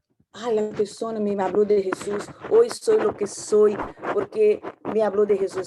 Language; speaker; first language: Portuguese; non-native, learner; Spanish